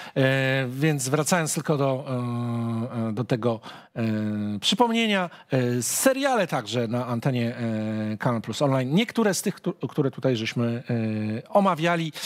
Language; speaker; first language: Polish; native; Polish